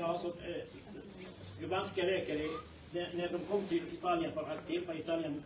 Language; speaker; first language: Swedish; non-native, fluent; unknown